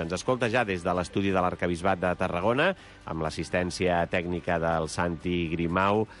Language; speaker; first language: Catalan; native; Catalan